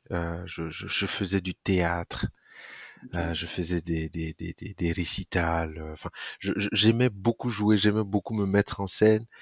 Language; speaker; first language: French; non-native, local second language; Mossi